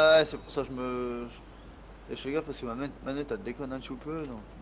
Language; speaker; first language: French; native; French